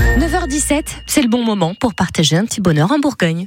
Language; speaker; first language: French; native; French